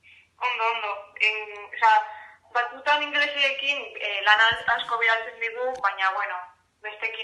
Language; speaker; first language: Basque; non-native, local second language; Spanish